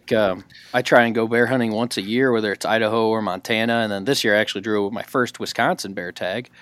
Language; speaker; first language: English; native; English